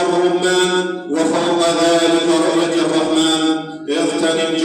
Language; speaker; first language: Arabic; native; Arabic